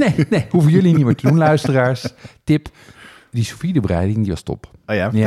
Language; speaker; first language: Dutch; native; Dutch